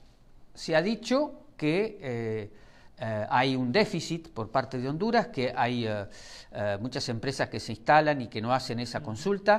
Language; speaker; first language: Spanish; native; Spanish